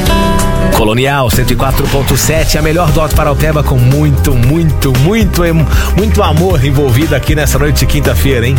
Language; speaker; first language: Portuguese; native; Portuguese